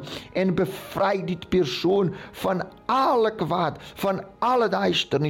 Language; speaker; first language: Dutch; non-native, local second language; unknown